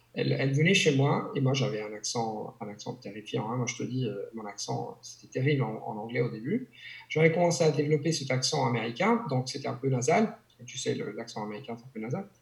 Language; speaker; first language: French; non-native, fluent; Italian